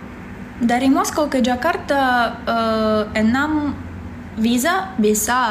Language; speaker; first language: Indonesian; non-native, learner; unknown